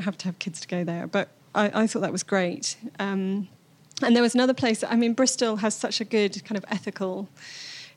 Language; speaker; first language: English; native; English